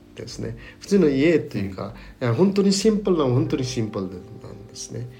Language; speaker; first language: Japanese; non-native, fluent; Nepali